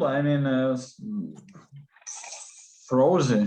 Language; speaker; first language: English; non-native, learner; Russian